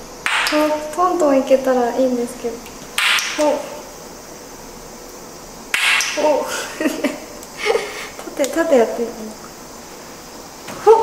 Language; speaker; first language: Japanese; native; Japanese